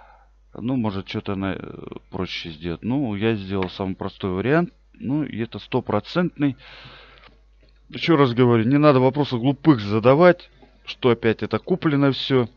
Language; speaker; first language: Russian; native; Russian